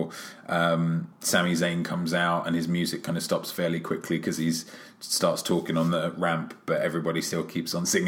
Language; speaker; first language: English; native; English